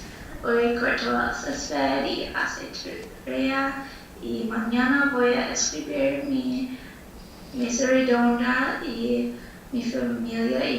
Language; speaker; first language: Spanish; non-native, learner; English